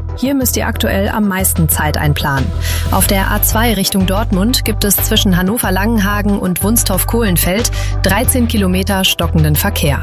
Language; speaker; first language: German; native; German